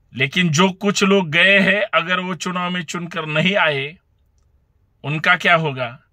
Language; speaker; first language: Hindi; non-native, local second language; Marathi